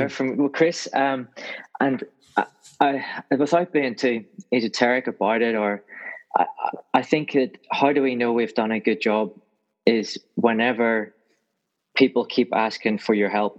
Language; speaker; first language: English; native; English